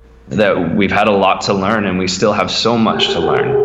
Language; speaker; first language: English; native; English